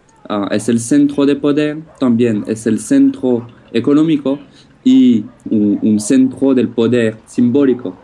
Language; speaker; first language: Spanish; non-native, fluent; French